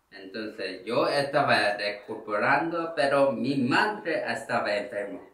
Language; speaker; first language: Spanish; non-native, learner; Korean